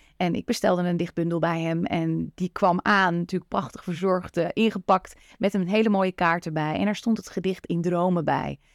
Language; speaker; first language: Dutch; native; Dutch